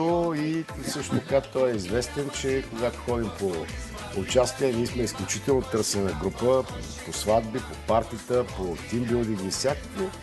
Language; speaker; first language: Bulgarian; native; Bulgarian